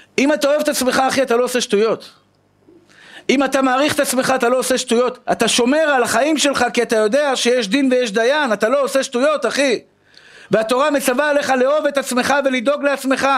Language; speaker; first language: Hebrew; native; Hebrew